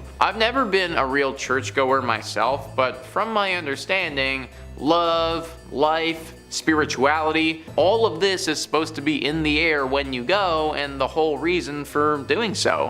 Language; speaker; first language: English; native; English